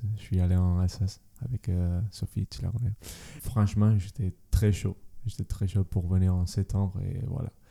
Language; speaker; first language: French; non-native, learner; Spanish